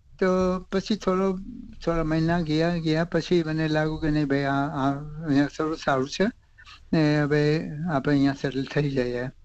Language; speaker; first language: Gujarati; native; Gujarati